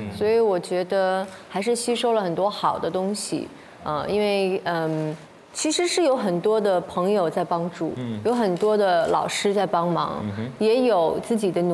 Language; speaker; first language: Chinese; native; Chinese